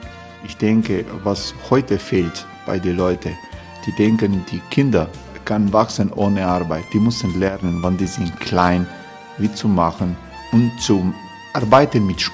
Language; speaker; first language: German; non-native, learner; Croatian